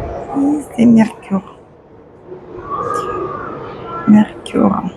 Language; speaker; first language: French; non-native, fluent; Russian